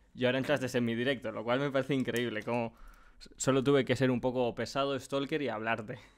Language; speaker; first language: Spanish; native; Spanish